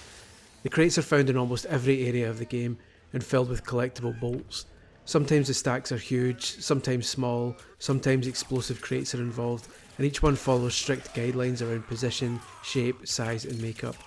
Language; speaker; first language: English; native; English